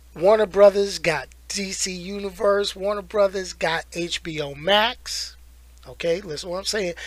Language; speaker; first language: English; native; English